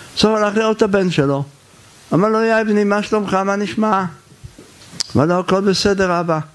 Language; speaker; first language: Hebrew; native; Hebrew